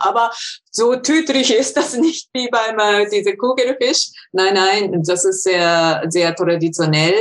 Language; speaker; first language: German; non-native, fluent; Japanese